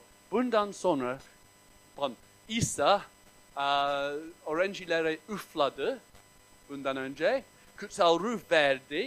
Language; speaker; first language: Turkish; non-native, fluent; English